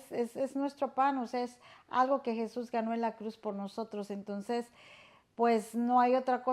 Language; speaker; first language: Spanish; native; Spanish